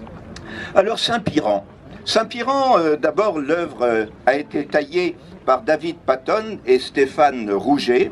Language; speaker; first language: French; native; French